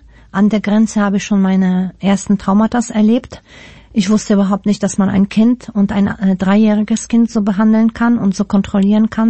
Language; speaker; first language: German; early bilingual, other home language; Polish